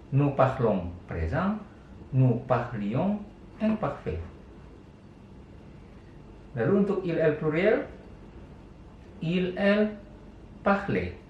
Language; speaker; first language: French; non-native, fluent; Indonesian